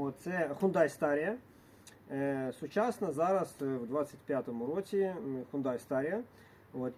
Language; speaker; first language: Ukrainian; non-native, local second language; Russian